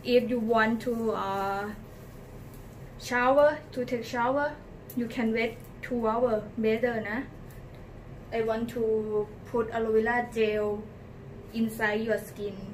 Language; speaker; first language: English; non-native, learner; Thai